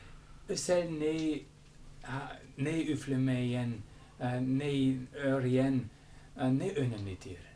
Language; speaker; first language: Turkish; non-native, learner; German